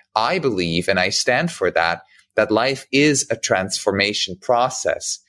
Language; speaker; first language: English; non-native, fluent; German